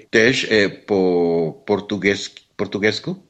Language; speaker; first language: Polish; non-native, learner; Spanish